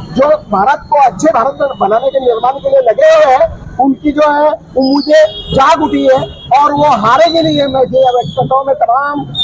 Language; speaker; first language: Hindi; native; Hindi